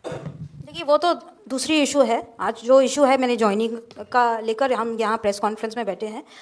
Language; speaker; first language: Hindi; non-native, local second language; Bangla